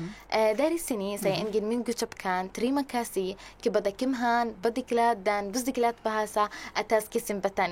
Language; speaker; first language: Indonesian; non-native, learner; Arabic